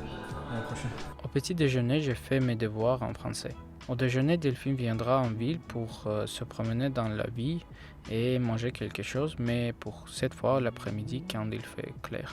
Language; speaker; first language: French; non-native, learner; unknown